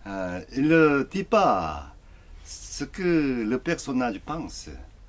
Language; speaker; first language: French; non-native, learner; Korean